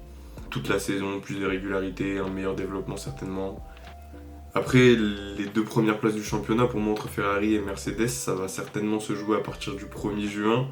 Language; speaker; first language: French; native; French